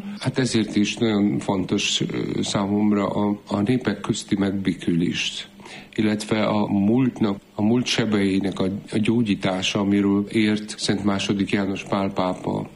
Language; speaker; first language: Hungarian; non-native, fluent; Polish